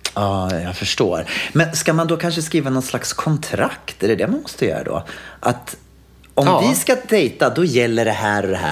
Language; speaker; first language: Swedish; native; Swedish